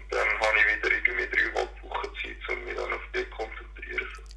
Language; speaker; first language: German; native; German